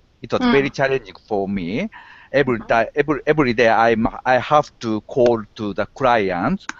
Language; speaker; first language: English; non-native, learner; Japanese